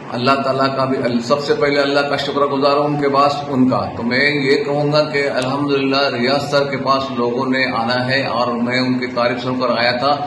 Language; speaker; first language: Urdu; non-native, local second language; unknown